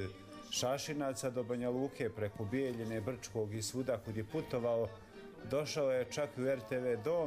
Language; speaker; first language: Serbian; native; Serbian